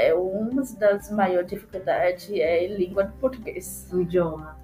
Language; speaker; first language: Portuguese; non-native, fluent; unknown